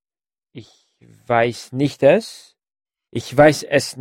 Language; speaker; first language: German; non-native, learner; French